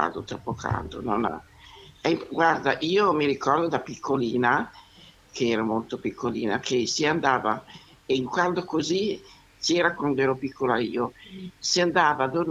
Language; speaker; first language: Italian; native; Italian